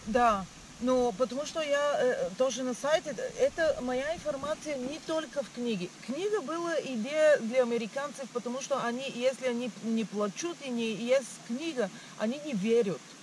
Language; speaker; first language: Russian; non-native, learner; Bulgarian